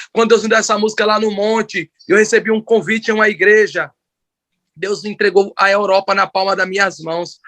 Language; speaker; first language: Portuguese; native; Portuguese